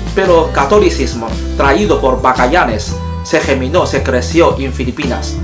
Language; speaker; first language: Spanish; non-native, fluent; Chinese